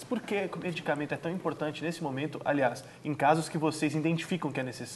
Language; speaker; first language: Portuguese; native; Portuguese